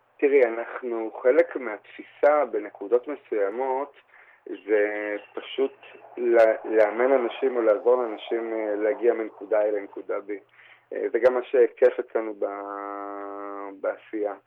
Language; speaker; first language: Hebrew; native; Hebrew